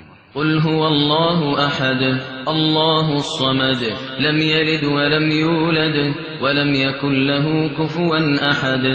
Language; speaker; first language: Arabic; native; Arabic